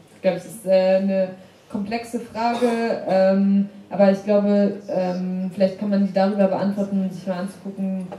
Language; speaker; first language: German; native; German